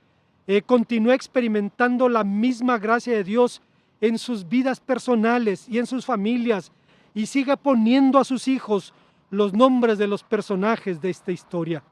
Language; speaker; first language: Spanish; native; Spanish